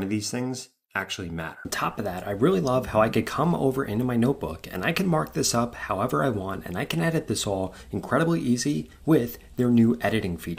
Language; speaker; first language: English; native; English